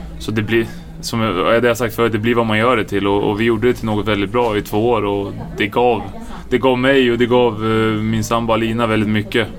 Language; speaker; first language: Swedish; native; Swedish